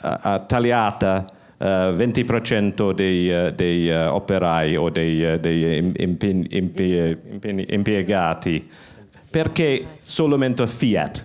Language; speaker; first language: Italian; non-native, learner; English